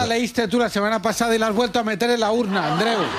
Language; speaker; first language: Spanish; native; Spanish